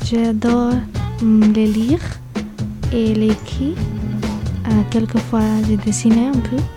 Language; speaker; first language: French; non-native, learner; Bangla